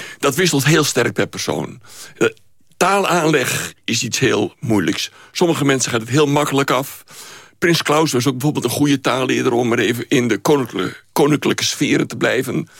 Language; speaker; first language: Dutch; native; Dutch